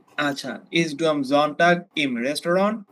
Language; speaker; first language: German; non-native, learner; Bangla